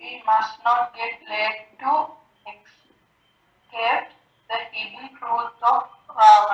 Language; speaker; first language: English; non-native, learner; Sinhala